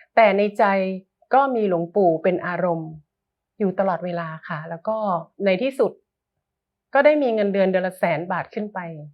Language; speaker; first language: Thai; native; Thai